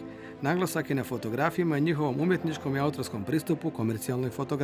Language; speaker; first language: Croatian; native; Croatian